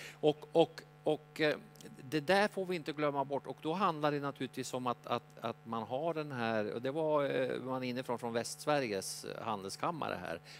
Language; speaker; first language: Swedish; native; Swedish